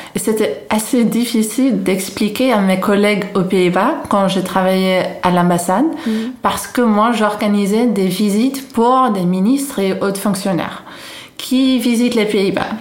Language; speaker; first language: French; non-native, fluent; Dutch